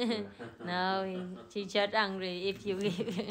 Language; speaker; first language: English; non-native, learner; Vietnamese